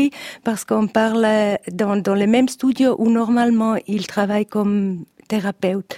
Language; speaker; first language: French; non-native, learner; Italian